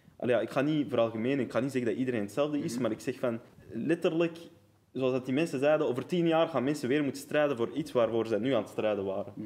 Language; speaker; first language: Dutch; early bilingual, other home language; Arabic